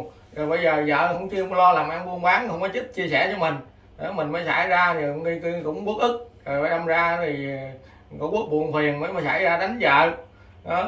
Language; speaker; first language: Vietnamese; native; Vietnamese